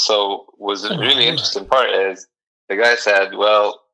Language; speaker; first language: English; non-native, fluent; Arabic